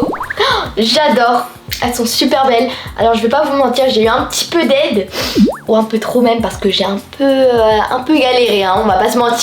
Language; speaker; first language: French; native; French